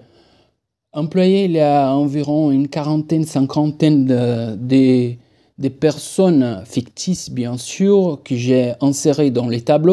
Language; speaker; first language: French; non-native, fluent; Portuguese